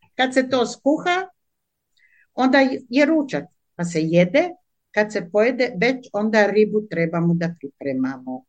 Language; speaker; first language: Croatian; native; Croatian